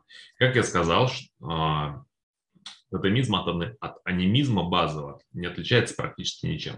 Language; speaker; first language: Russian; native; Russian